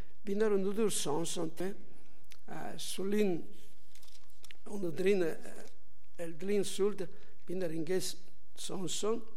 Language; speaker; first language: Mongolian; non-native, learner; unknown